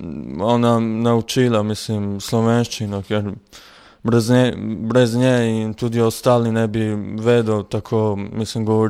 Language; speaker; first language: Slovenian; non-native, learner; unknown